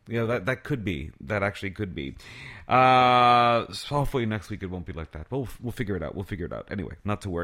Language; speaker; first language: English; native; English